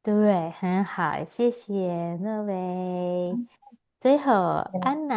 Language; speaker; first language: Chinese; non-native, fluent; Indonesian